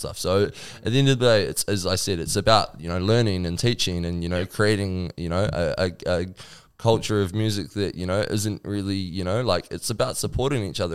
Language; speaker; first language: English; native; English